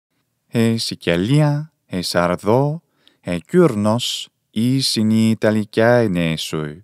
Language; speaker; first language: Greek; non-native, fluent; English